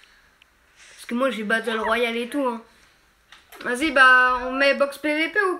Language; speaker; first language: French; native; French